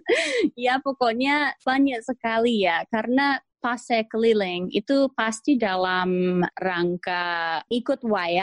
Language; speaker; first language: Indonesian; non-native, fluent; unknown